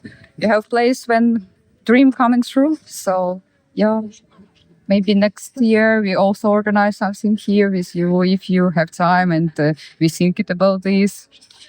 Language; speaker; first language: English; non-native, learner; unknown